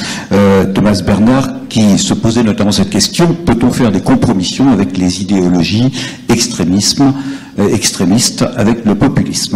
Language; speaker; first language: French; native; French